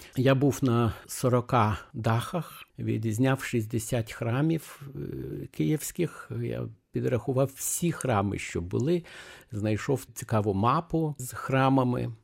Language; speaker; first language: Ukrainian; non-native, fluent; Lithuanian